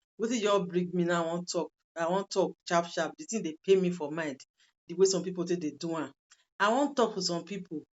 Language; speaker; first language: Nigerian Pidgin; non-native, local second language; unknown